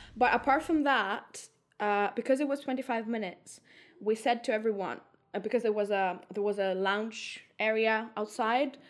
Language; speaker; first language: English; non-native, fluent; Greek